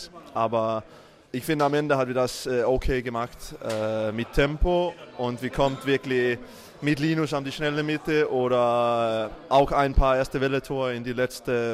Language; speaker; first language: German; non-native, learner; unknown